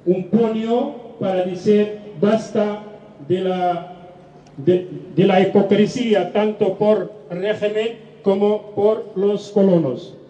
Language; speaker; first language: Spanish; non-native, fluent; Riffian